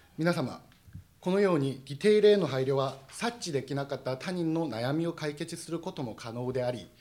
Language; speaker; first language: Japanese; non-native, fluent; Korean